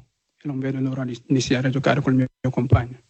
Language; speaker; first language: Italian; non-native, learner; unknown